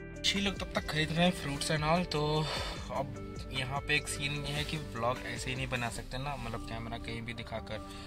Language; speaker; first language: Hindi; native; Hindi